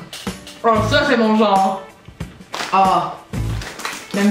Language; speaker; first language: French; native; French